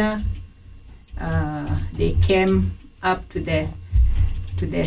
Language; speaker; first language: English; non-native, local second language; Kalenjin